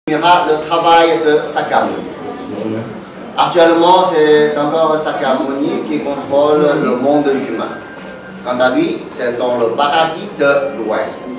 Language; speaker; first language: French; non-native, fluent; Chinese